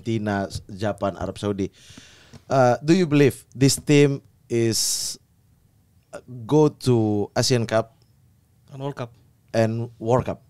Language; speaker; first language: English; non-native, learner; Indonesian